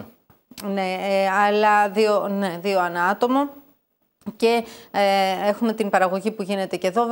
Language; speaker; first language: Greek; native; Greek